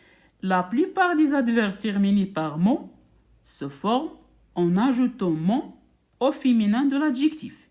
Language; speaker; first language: French; non-native, local second language; Arabic